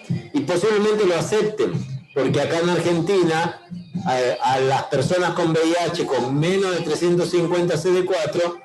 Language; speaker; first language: Spanish; native; Spanish